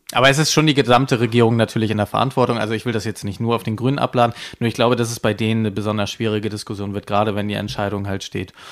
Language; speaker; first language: German; native; German